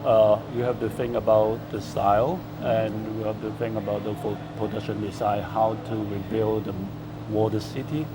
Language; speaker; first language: English; non-native, fluent; Cantonese